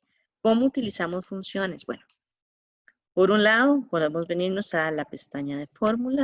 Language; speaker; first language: Spanish; native; Spanish